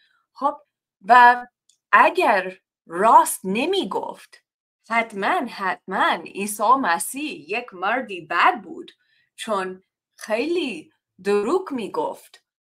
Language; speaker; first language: Persian; non-native, learner; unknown